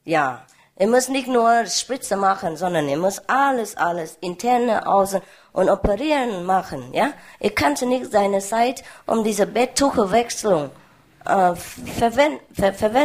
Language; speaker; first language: German; non-native, learner; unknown